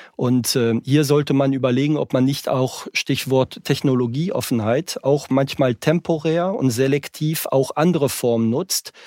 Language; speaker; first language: German; non-native, fluent; French